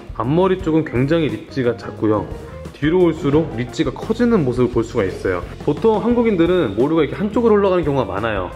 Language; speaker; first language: Korean; native; Korean